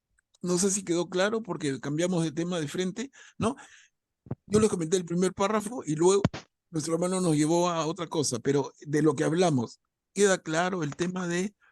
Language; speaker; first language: Spanish; native; Spanish